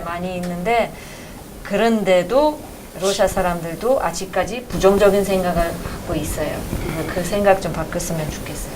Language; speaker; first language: Korean; non-native, fluent; Russian